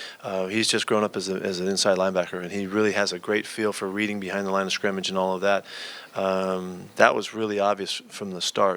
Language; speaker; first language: English; native; English